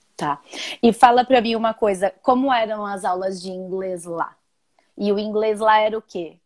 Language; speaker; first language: Portuguese; native; Portuguese